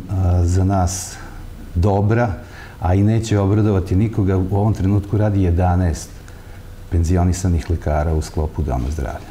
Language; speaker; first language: Serbian; native; Serbian